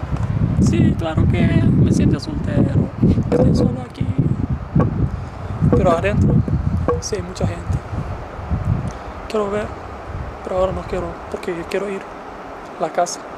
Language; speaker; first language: Spanish; non-native, learner; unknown